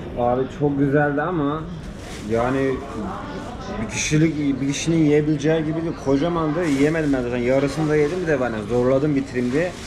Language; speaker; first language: Turkish; native; Turkish